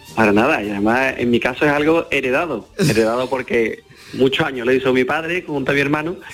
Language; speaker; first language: Spanish; native; Spanish